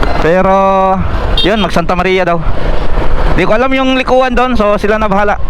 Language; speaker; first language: Filipino; native; Filipino